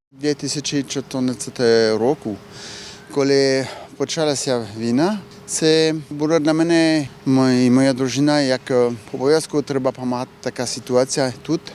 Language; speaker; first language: Ukrainian; non-native, learner; French